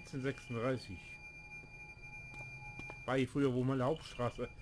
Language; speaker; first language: German; native; German